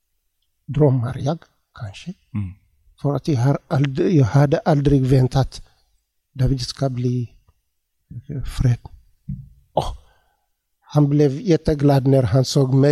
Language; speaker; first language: Swedish; non-native, learner; Tigrinya